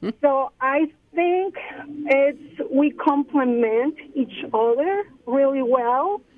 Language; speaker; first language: English; non-native, fluent; Spanish